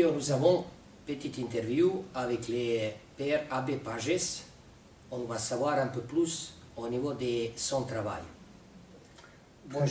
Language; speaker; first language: French; non-native, fluent; Serbian